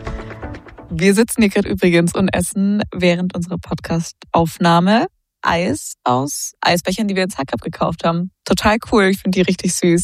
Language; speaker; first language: German; native; German